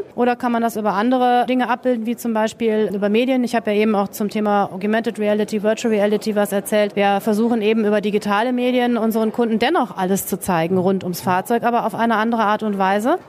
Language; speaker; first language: German; native; German